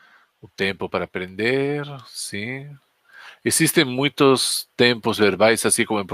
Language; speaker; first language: Portuguese; non-native, fluent; Spanish